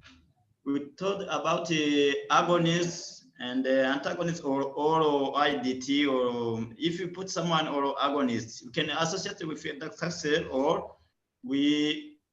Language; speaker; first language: English; non-native, learner; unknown